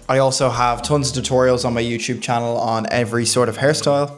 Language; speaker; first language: English; native; English